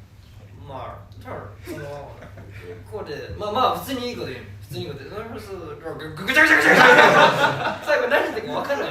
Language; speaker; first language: Japanese; native; Japanese